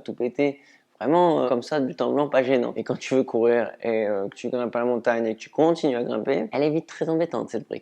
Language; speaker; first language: French; native; French